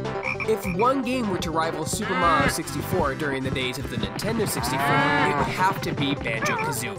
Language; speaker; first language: English; native; English